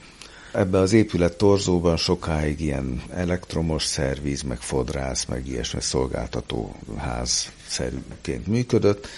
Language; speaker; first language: Hungarian; native; Hungarian